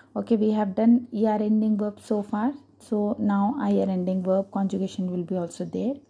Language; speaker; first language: English; non-native, local second language; Hindi